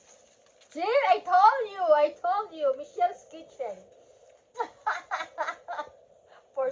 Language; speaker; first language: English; non-native, learner; Filipino